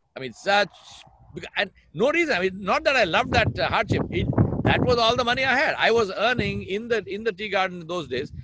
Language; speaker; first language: English; non-native, local second language; Urdu